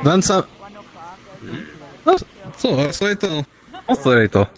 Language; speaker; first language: Japanese; non-native, learner; Spanish